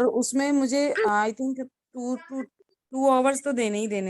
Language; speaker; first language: Hindi; native; Hindi